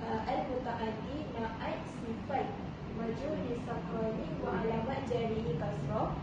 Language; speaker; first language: Arabic; non-native, learner; Malay